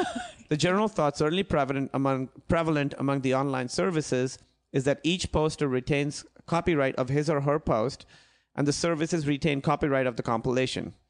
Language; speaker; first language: English; non-native, local second language; Urdu